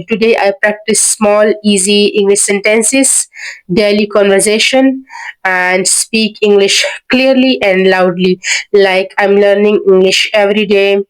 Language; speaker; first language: English; non-native, learner; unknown